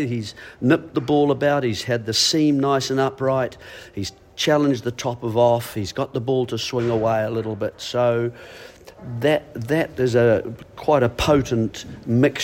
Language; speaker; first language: English; native; English